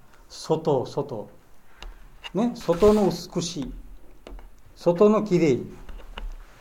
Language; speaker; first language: Japanese; non-native, learner; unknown